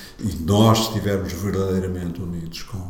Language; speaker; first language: Portuguese; native; Portuguese